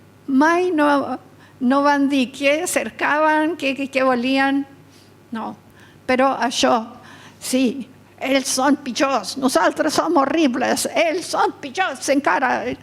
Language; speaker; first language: Catalan; early bilingual, heritage; Catalan